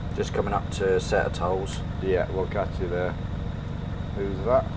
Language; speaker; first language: English; native; English